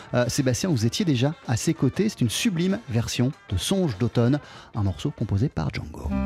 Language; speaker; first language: French; native; French